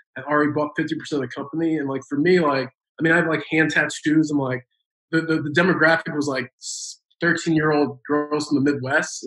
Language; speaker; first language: English; native; English